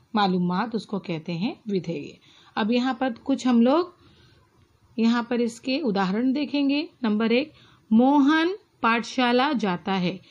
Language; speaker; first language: Hindi; non-native, local second language; Marathi